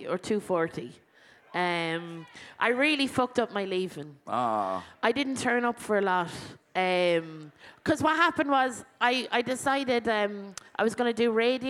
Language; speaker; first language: English; native; English